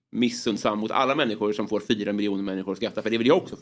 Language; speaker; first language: Swedish; native; Swedish